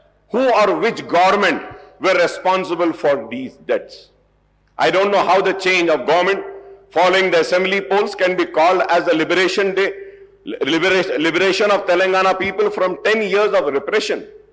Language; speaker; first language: English; non-native, local second language; Urdu